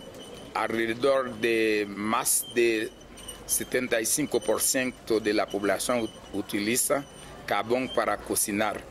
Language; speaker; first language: Spanish; non-native, fluent; Haitian Creole